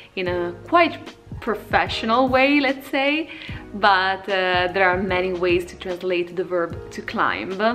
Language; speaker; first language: English; non-native, fluent; Italian